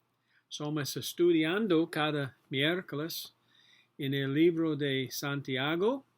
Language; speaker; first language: Spanish; non-native, learner; English